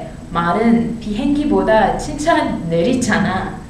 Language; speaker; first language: Korean; non-native, learner; English